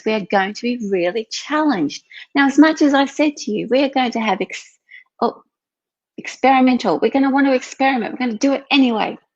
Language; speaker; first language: English; native; English